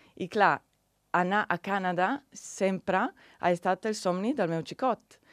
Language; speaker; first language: Catalan; non-native, learner; Italian